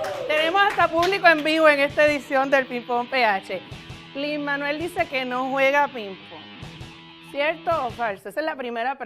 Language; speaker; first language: Spanish; native; Spanish